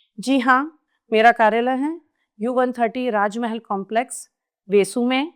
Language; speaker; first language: Hindi; native; Hindi